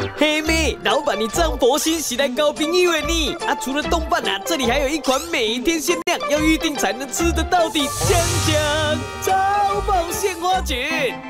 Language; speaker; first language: Chinese; native; Chinese